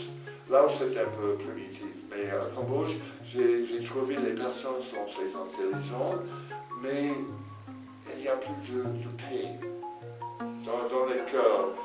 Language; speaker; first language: French; non-native, fluent; English